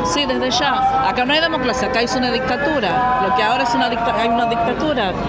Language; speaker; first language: Spanish; early bilingual, heritage; Spanish